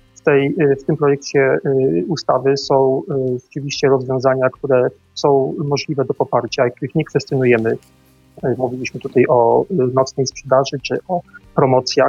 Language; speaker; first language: Polish; native; Polish